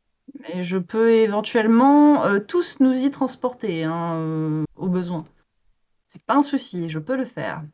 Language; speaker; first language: French; native; French